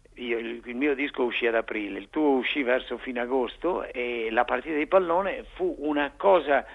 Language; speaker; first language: Italian; native; Italian